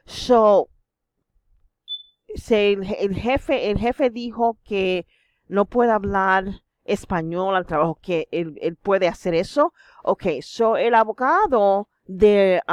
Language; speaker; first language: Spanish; non-native, fluent; English